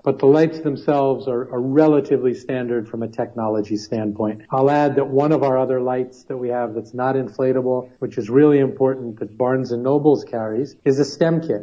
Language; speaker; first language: English; native; English